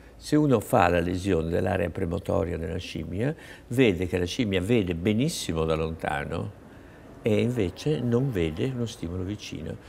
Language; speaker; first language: Italian; native; Italian